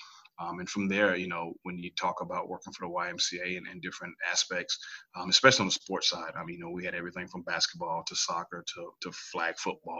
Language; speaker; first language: English; native; English